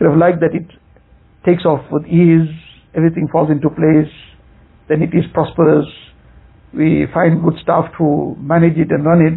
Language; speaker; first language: English; native; English